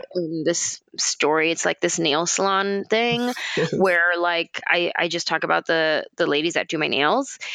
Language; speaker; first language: English; native; English